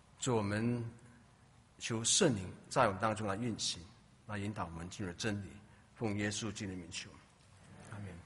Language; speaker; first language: Chinese; native; Chinese